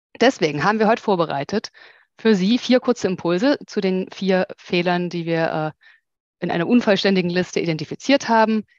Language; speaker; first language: German; native; German